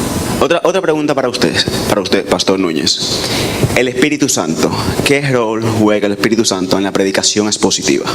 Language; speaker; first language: Spanish; native; Spanish